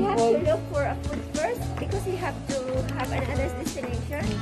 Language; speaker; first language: English; non-native, local second language; Filipino